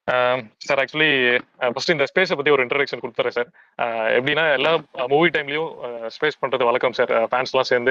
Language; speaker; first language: Tamil; native; Tamil